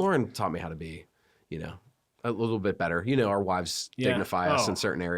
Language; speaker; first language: English; native; English